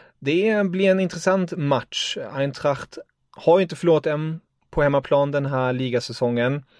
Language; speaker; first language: Swedish; non-native, fluent; German